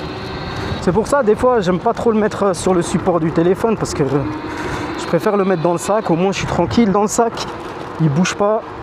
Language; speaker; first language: French; native; French